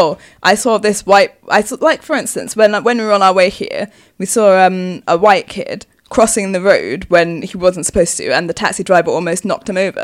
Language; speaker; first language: English; native; English